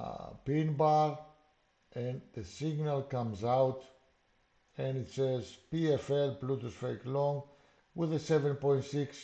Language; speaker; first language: English; non-native, fluent; Greek